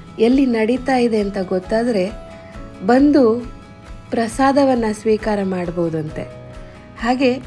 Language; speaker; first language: Kannada; non-native, local second language; Tulu